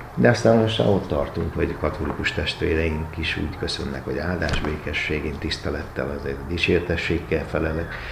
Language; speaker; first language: Hungarian; native; Hungarian